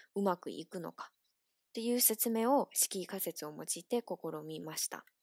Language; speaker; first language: Japanese; non-native, fluent; Chinese